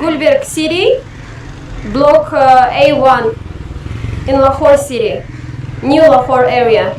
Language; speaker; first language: English; non-native, fluent; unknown